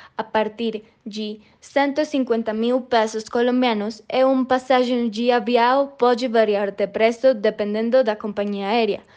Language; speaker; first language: Portuguese; non-native, learner; Spanish